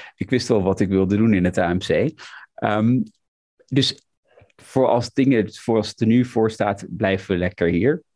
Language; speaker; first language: Dutch; native; Dutch